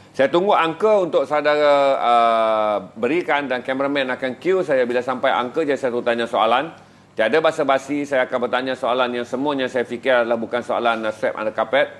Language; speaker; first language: Malay; native; Malay